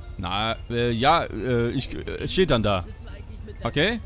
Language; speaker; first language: German; native; German